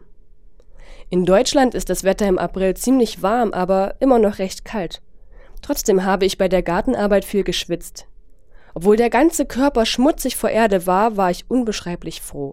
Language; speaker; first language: German; non-native, fluent; Chinese